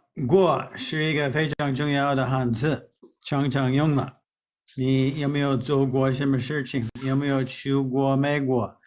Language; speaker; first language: Chinese; non-native, fluent; English